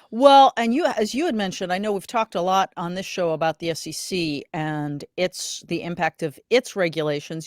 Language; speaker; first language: English; native; English